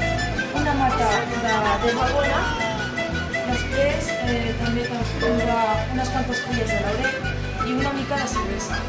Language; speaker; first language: Catalan; early bilingual, other home language; Spanish